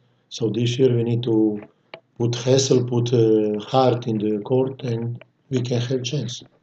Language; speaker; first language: English; non-native, fluent; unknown